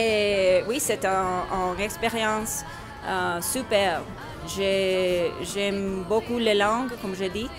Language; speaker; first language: French; non-native, fluent; Spanish